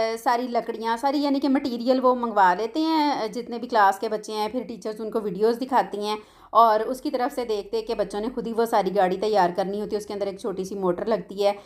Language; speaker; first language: Urdu; non-native, local second language; Punjabi